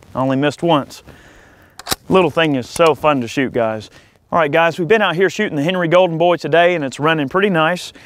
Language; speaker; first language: English; native; English